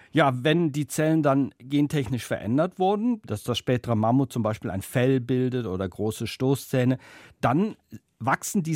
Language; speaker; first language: German; native; German